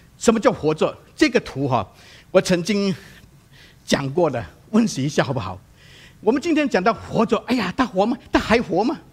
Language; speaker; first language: Chinese; non-native, local second language; Cantonese